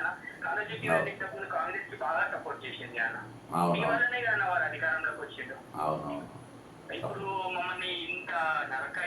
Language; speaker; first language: Telugu; native; Telugu